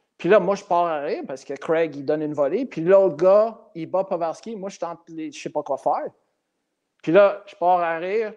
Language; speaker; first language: French; non-native, local second language; English